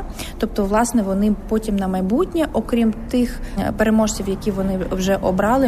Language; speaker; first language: Ukrainian; native; Ukrainian